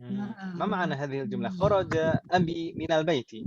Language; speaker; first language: Arabic; non-native, fluent; Indonesian